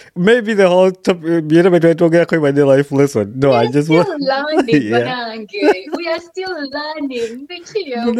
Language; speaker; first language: English; non-native, local second language; Ganda